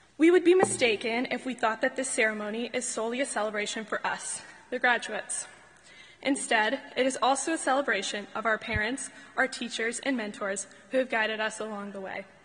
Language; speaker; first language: English; native; English